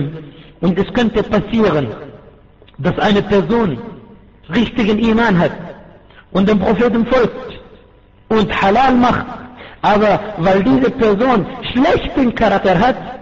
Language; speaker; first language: German; non-native, fluent; Arabic